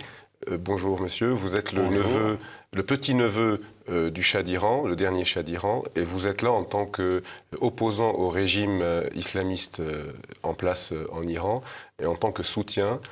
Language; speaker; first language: French; native; French